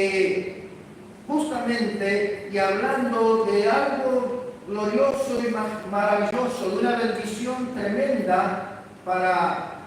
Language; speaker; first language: Spanish; native; Spanish